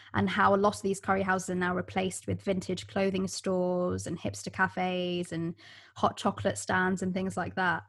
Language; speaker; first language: English; native; English